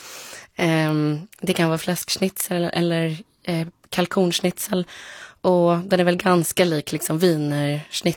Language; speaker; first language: Swedish; early bilingual, other home language; Polish